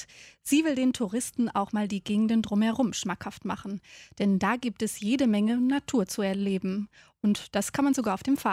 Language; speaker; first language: German; native; German